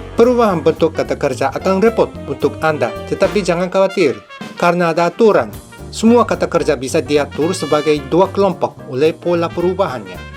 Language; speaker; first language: Indonesian; non-native, fluent; Japanese